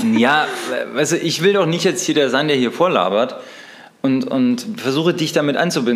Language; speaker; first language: German; native; German